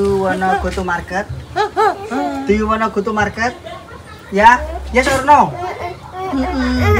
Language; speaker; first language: English; non-native, learner; Indonesian